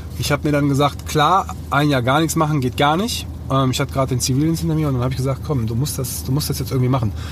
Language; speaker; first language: German; early bilingual, other home language; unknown